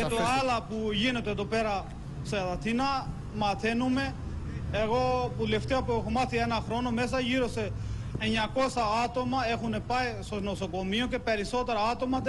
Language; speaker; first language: Greek; non-native, learner; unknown